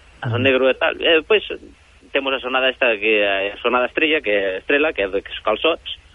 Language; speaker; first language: Galician; early bilingual, heritage; Galician